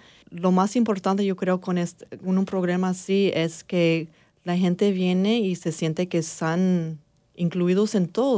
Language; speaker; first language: Spanish; early bilingual, heritage; English